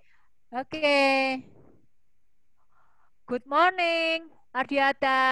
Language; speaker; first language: English; non-native, fluent; Indonesian